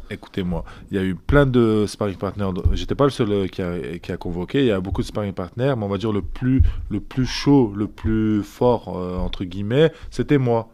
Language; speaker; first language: French; early bilingual, other home language; Azerbaijani